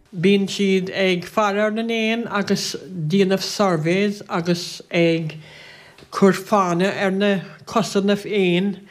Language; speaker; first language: Irish; native; Irish